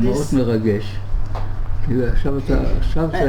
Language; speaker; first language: Hebrew; early bilingual, other home language; German